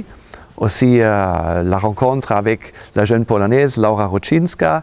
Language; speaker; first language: French; non-native, fluent; German